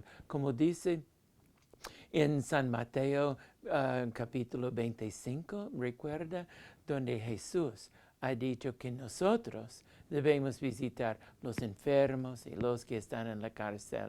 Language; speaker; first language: Spanish; non-native, fluent; English